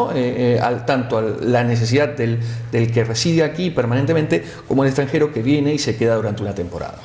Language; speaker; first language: Spanish; native; Spanish